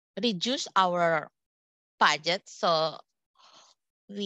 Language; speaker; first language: English; non-native, local second language; Indonesian